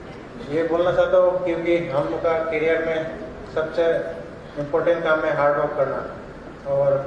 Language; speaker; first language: Hindi; non-native, local second language; Bodo